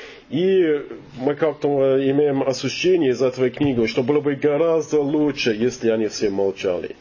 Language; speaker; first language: Russian; non-native, learner; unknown